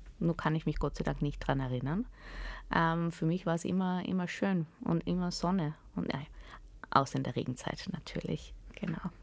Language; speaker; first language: German; early bilingual, heritage; German